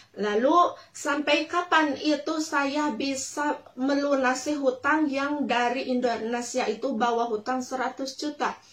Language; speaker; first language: Indonesian; non-native, local second language; Sundanese